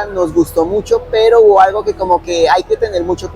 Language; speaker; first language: Spanish; native; Spanish